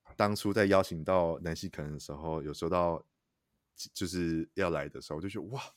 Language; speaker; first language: Chinese; native; Chinese